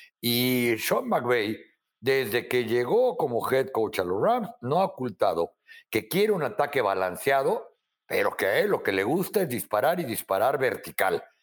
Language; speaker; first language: Spanish; native; Spanish